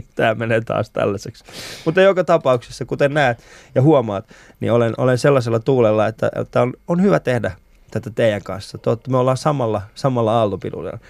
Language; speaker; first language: Finnish; early bilingual, other home language; Persian